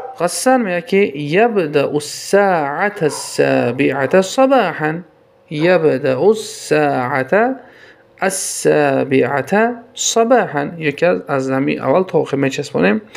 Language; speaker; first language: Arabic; non-native, fluent; Tajik